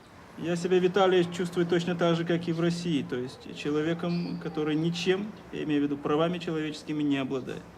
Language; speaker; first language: Russian; native; Russian